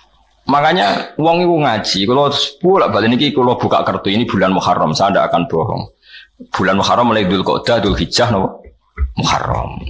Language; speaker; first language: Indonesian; non-native, local second language; Javanese